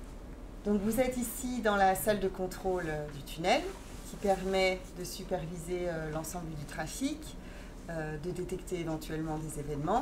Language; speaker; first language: French; native; French